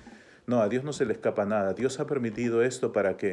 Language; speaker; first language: Spanish; native; Spanish